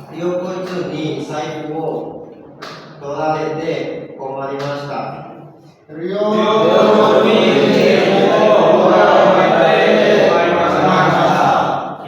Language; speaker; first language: Japanese; non-native, learner; Indonesian